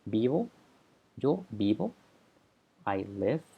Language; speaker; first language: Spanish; non-native, fluent; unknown